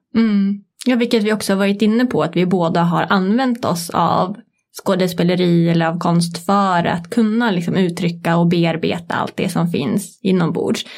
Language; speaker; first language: Swedish; native; Swedish